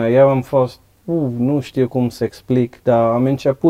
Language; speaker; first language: Romanian; non-native, learner; Dutch